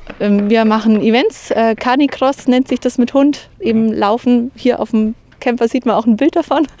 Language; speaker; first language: German; native; German